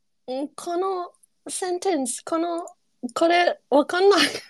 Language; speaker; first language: Japanese; non-native, learner; English